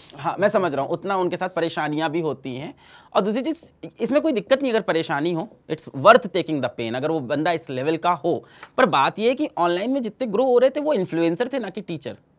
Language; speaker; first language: Hindi; native; Hindi